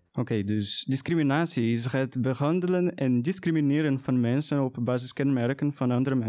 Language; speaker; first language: Dutch; early bilingual, other home language; Portuguese